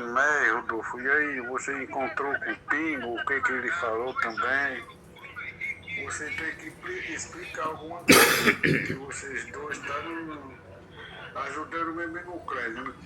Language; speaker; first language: Portuguese; non-native, local second language; Kayapó